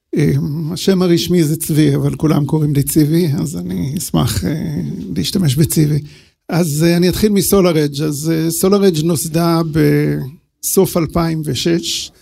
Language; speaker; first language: Hebrew; early bilingual, other home language; English